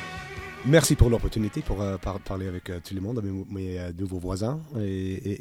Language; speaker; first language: French; non-native, learner; English